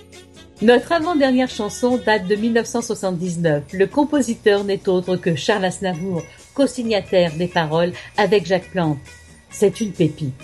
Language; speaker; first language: French; native; French